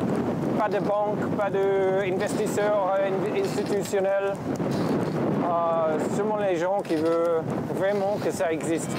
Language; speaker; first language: French; non-native, fluent; English